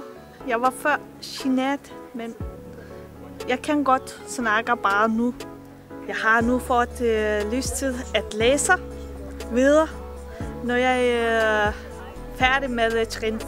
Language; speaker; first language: Danish; non-native, learner; Turkish